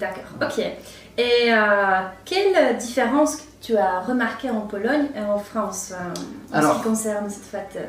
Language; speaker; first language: French; non-native, fluent; Polish